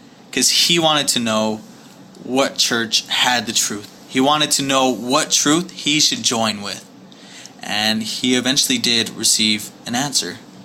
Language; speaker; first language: English; native; English